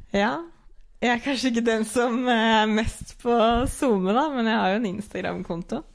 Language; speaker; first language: Norwegian; early bilingual, other home language; English